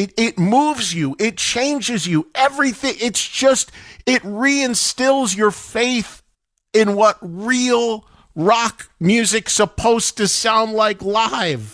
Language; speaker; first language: English; native; English